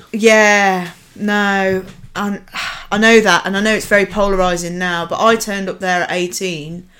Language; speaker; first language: English; native; English